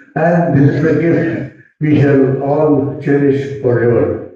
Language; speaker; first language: English; non-native, local second language; Marathi